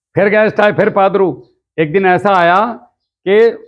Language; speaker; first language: Hindi; native; Hindi